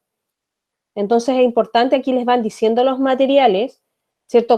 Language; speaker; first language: Spanish; native; Spanish